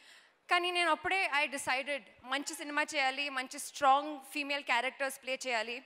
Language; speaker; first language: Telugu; non-native, learner; Kannada